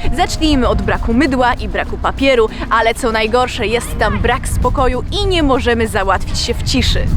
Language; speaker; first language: Polish; native; Polish